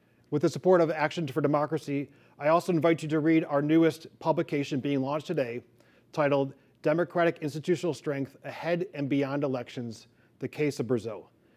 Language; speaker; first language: English; native; English